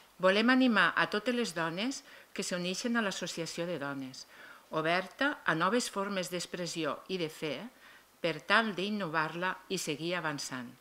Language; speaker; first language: Catalan; native; Catalan